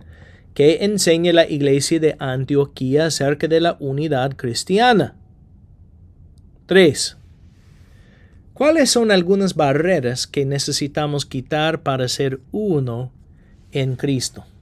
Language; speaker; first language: Spanish; non-native, fluent; English